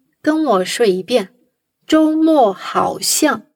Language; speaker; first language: Chinese; non-native, fluent; Portuguese